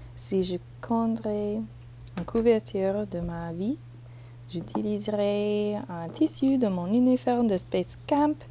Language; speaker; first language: French; non-native, learner; English